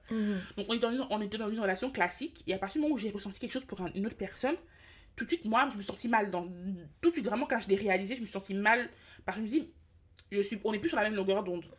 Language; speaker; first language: French; early bilingual, other home language; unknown